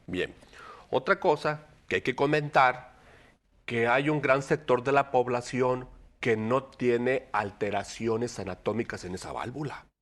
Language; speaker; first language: Spanish; native; Spanish